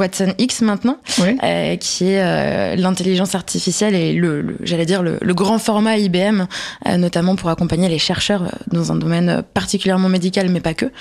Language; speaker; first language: French; native; French